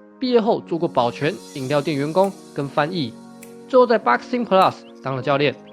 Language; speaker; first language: Chinese; native; Chinese